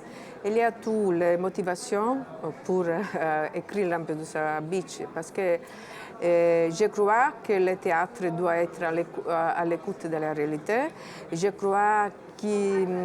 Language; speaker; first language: French; non-native, fluent; Italian